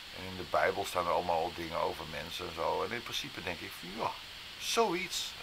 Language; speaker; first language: Dutch; native; Dutch